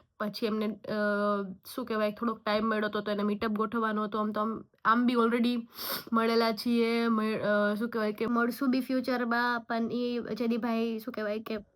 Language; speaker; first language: Gujarati; native; Gujarati